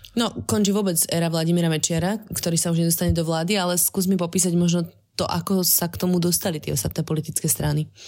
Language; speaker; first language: Slovak; native; Slovak